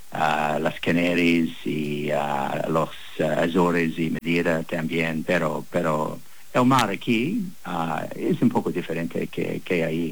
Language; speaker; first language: Spanish; non-native, learner; English